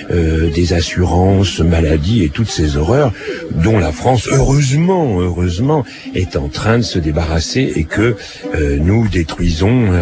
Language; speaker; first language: French; native; French